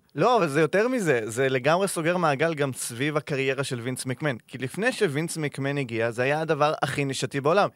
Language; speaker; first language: Hebrew; native; Hebrew